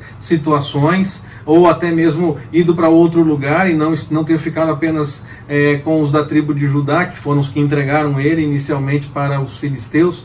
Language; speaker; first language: Portuguese; native; Portuguese